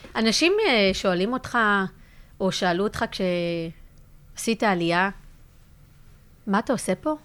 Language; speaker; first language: Hebrew; native; Hebrew